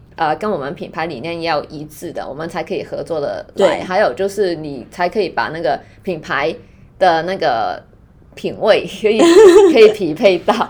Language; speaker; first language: Chinese; non-native, fluent; Cantonese